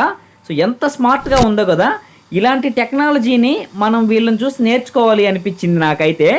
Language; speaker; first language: Telugu; native; Telugu